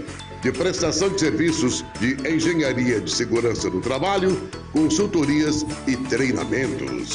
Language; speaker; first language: Portuguese; native; Portuguese